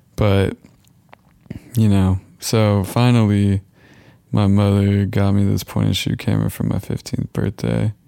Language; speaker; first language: English; native; English